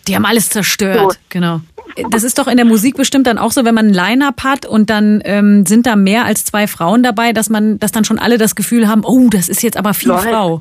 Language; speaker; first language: German; native; German